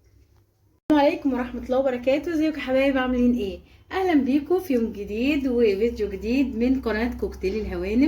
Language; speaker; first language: Arabic; native; Arabic